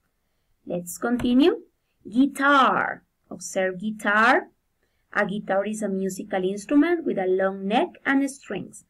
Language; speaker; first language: English; non-native, fluent; Spanish